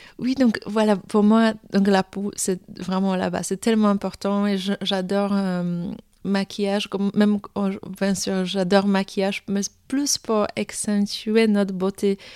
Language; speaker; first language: French; non-native, fluent; Polish